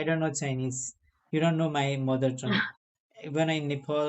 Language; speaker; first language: English; non-native, learner; Nepali